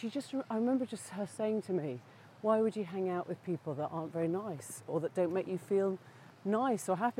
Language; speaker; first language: English; native; English